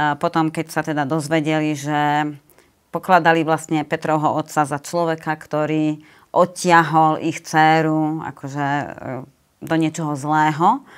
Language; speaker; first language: Slovak; native; Slovak